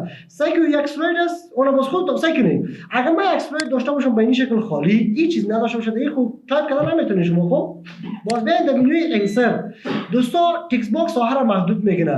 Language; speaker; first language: Persian; native; Persian